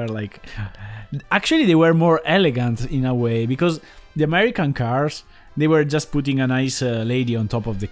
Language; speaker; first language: English; non-native, fluent; Italian